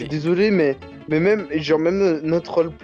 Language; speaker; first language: French; native; French